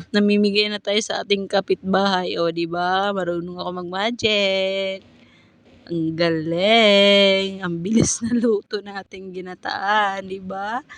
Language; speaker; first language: Filipino; non-native, local second language; Cebuano